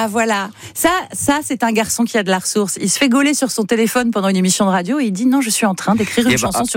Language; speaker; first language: French; native; French